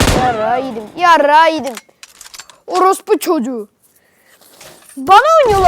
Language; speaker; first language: Turkish; native; Turkish